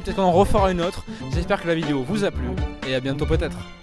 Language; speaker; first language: French; native; French